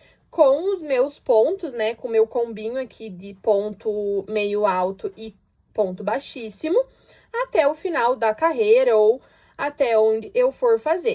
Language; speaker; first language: Portuguese; native; Portuguese